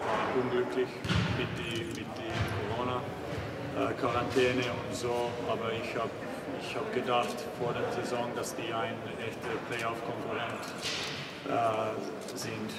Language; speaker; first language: German; non-native, fluent; Finnish